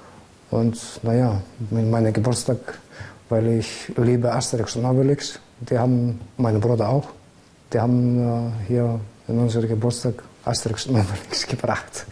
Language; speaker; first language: German; non-native, fluent; Greek